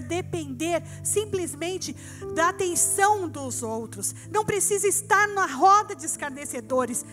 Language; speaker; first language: Portuguese; native; Portuguese